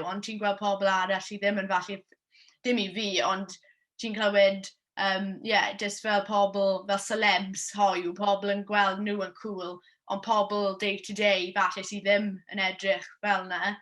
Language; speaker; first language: Welsh; non-native, local second language; English